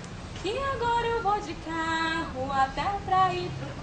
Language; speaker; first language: Portuguese; native; Portuguese